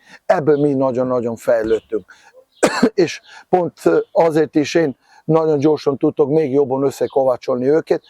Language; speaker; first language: Hungarian; non-native, fluent; Serbian